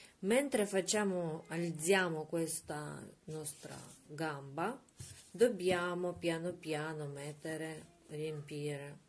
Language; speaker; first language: Italian; non-native, learner; Russian